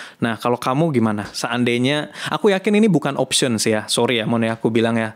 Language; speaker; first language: Indonesian; native; Indonesian